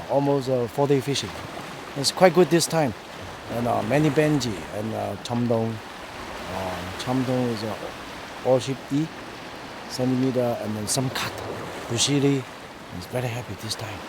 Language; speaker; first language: English; non-native, local second language; Cantonese